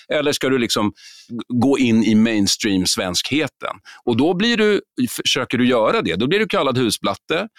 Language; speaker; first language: Swedish; native; Swedish